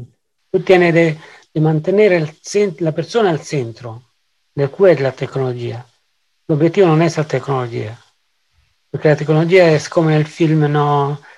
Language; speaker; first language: Spanish; non-native, learner; Italian